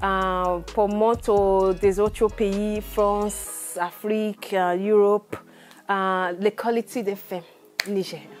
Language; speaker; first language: French; non-native, learner; English